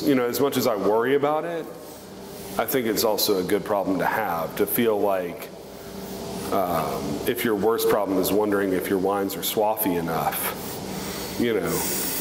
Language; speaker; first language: English; native; English